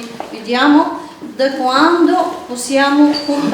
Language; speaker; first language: Italian; non-native, fluent; Bulgarian